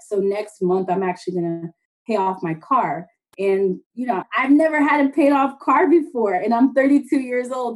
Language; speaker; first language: English; native; English